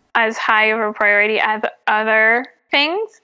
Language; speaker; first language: English; non-native, fluent; French